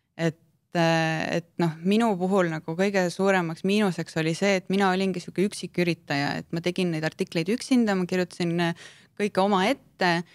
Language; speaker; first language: Estonian; native; Estonian